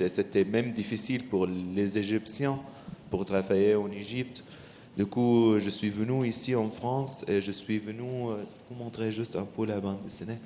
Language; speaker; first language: French; non-native, learner; Arabic